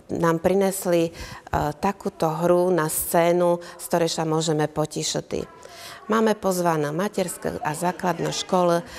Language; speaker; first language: Slovak; non-native, local second language; Rusyn